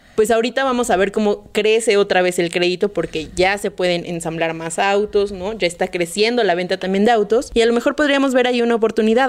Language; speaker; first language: Spanish; native; Spanish